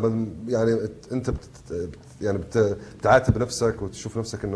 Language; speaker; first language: Arabic; native; Arabic